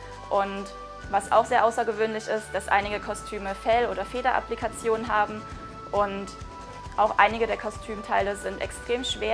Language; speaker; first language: German; native; German